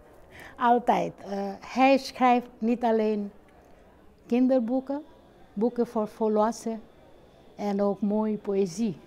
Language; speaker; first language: Dutch; non-native, fluent; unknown